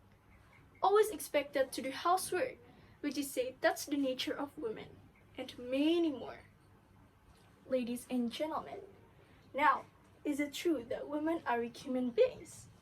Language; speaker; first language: English; non-native, learner; Indonesian